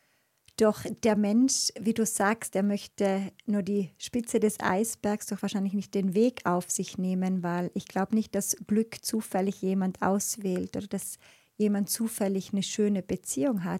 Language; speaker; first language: German; native; German